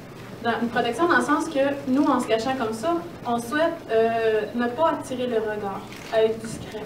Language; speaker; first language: French; native; French